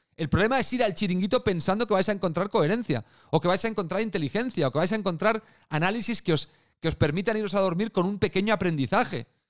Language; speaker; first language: Spanish; native; Spanish